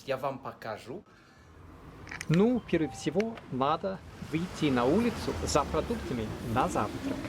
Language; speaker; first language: Russian; non-native, fluent; English